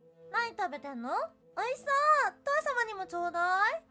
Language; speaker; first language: Japanese; native; Japanese